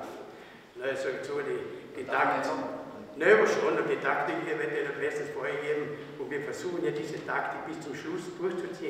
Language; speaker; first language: German; native; German